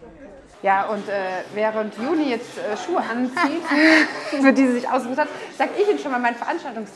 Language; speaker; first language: German; native; German